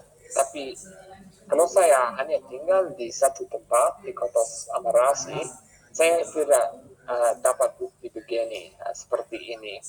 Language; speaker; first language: Indonesian; non-native, fluent; English